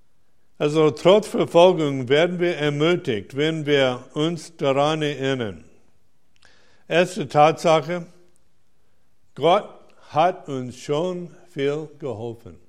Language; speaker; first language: German; non-native, fluent; English